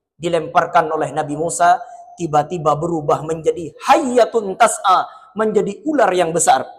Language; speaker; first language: Malay; non-native, local second language; Madurese